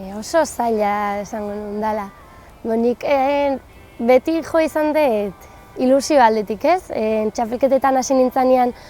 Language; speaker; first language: Basque; native; Basque